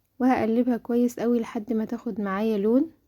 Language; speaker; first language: Arabic; native; Arabic